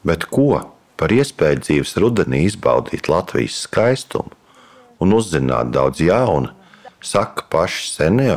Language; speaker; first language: Latvian; native; Latvian